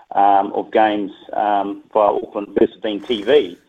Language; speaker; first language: English; native; English